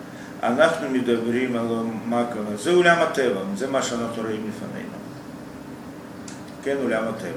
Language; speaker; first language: Hebrew; non-native, fluent; Russian